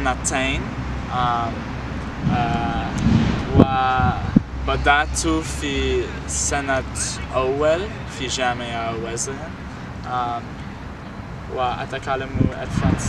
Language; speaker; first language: Arabic; non-native, learner; English